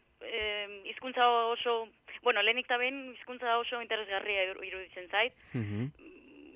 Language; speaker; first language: Basque; non-native, learner; Greek